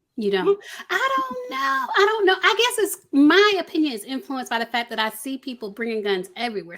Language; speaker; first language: English; native; English